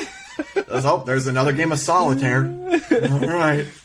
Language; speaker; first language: English; native; English